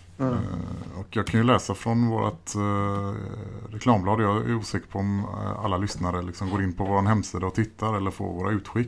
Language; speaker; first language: Swedish; native; Swedish